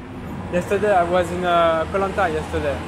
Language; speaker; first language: English; non-native, learner; French